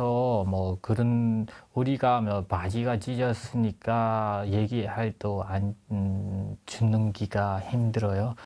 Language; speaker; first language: Korean; non-native, learner; Burmese